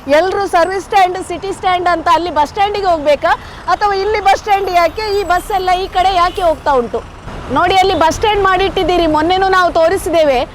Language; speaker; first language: Kannada; native; Kannada